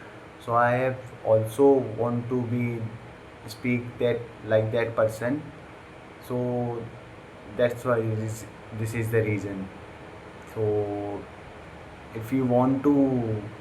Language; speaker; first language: English; non-native, learner; Hindi